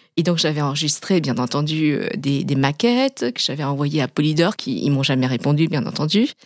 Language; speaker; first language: French; early bilingual, other home language; Vietnamese